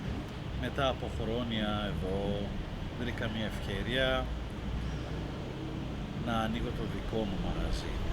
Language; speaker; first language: Greek; non-native, learner; Persian